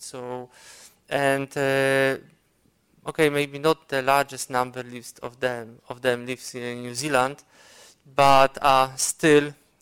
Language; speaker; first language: English; non-native, fluent; Polish